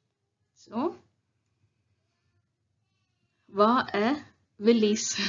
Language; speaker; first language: Swedish; non-native, learner; Tamil